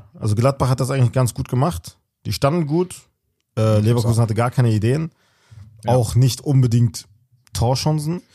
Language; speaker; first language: German; native; German